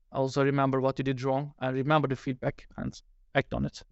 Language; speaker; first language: English; non-native, fluent; Turkish